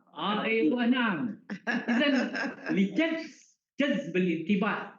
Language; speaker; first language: Arabic; non-native, fluent; Malay